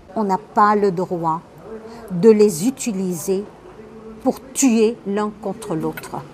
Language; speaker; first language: French; non-native, local second language; Arabic